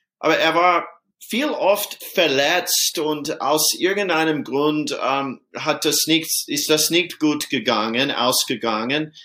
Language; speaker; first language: German; non-native, fluent; English